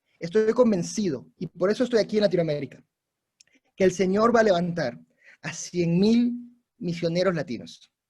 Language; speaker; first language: Spanish; non-native, local second language; English